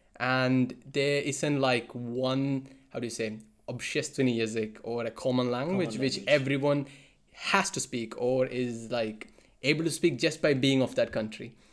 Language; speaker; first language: English; non-native, local second language; Malayalam